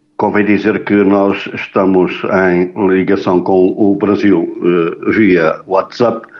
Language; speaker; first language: Portuguese; native; Portuguese